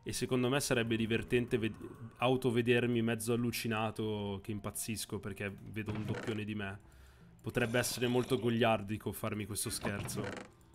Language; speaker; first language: Italian; native; Italian